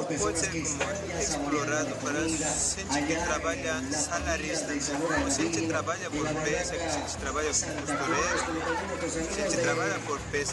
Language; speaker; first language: Portuguese; non-native, learner; Spanish